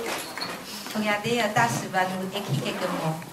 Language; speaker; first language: French; non-native, fluent; Chinese